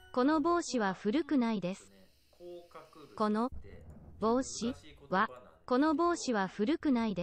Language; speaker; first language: Japanese; non-native, learner; English